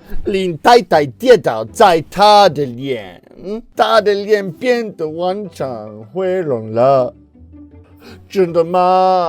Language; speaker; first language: Chinese; non-native, learner; English